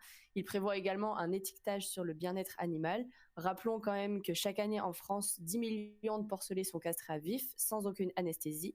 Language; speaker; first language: French; native; French